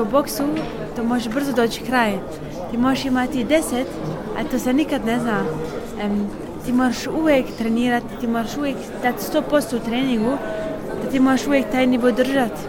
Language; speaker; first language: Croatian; early bilingual, heritage; Bosnian